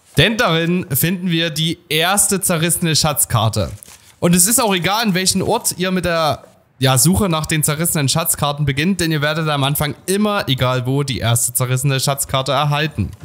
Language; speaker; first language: German; native; German